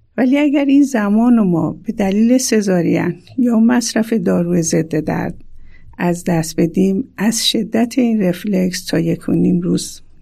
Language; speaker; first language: Persian; native; Persian